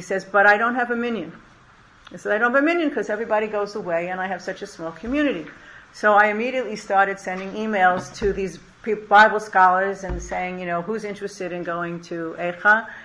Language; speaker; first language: English; native; English